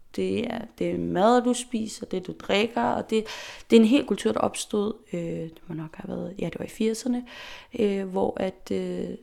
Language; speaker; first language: Danish; non-native, local second language; Faroese